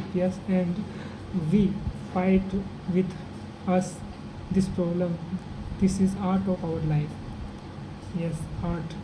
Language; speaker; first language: English; non-native, learner; Hindi